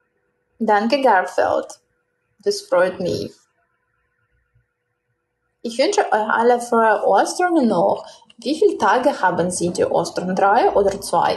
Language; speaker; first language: German; non-native, learner; Russian